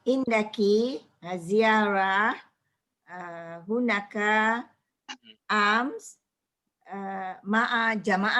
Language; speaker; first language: Arabic; non-native, learner; Malay